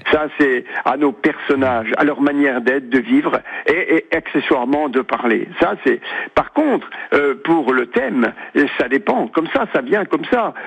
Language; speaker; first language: French; native; French